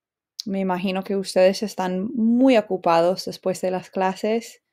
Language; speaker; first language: Spanish; non-native, fluent; English